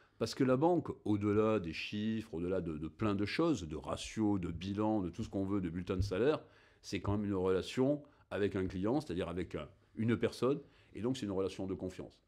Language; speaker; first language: French; native; French